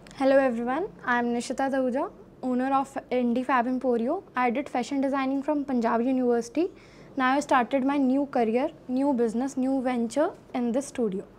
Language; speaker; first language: Hindi; non-native, local second language; Punjabi